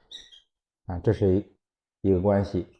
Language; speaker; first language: Chinese; native; Chinese